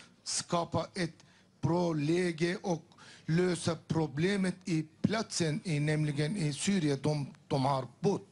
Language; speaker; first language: Swedish; non-native, fluent; Turkish